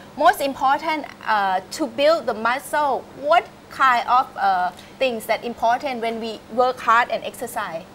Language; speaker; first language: English; non-native, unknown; Thai